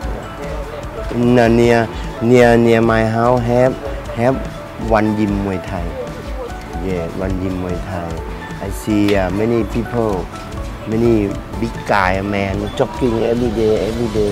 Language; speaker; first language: English; non-native, learner; Thai